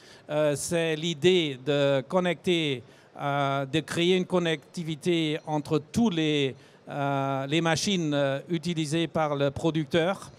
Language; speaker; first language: French; non-native, fluent; German